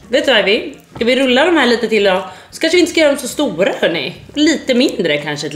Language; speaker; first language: Swedish; native; Swedish